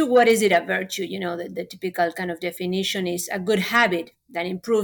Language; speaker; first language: English; non-native, fluent; Spanish